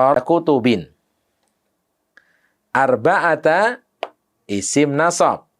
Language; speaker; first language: Arabic; non-native, fluent; Indonesian